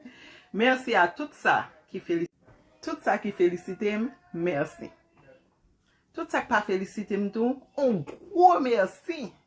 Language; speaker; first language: French; non-native, local second language; Haitian Creole